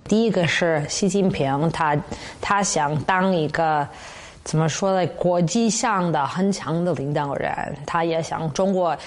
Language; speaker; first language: Chinese; non-native, fluent; English